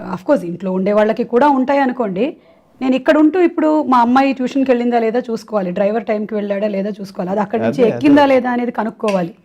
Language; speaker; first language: Telugu; non-native, local second language; Malayalam